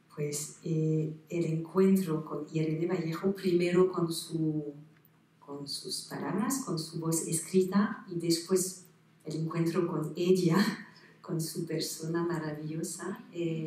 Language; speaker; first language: Spanish; non-native, fluent; French